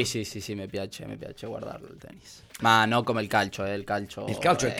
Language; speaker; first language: Italian; non-native, learner; Spanish